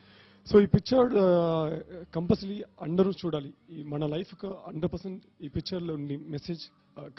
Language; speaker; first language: Telugu; non-native, learner; Tamil